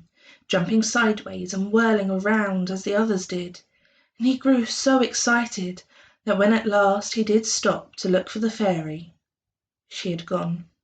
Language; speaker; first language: English; native; English